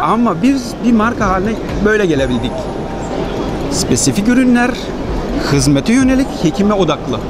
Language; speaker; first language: Turkish; early bilingual, heritage; Turkish